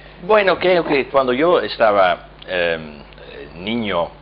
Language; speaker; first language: Spanish; non-native, fluent; Dutch